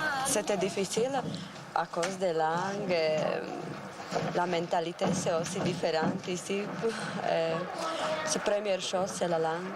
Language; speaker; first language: French; non-native, learner; Slovak